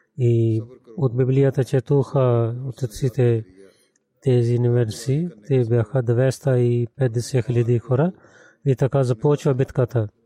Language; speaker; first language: Bulgarian; non-native, learner; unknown